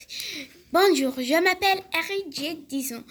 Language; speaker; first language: French; non-native, local second language; Arabic